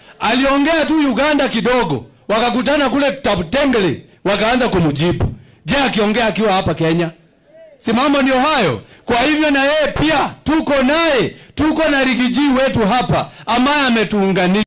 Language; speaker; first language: Swahili; non-native, local second language; Kikuyu